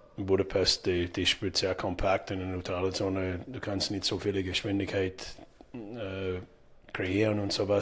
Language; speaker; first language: German; non-native, fluent; English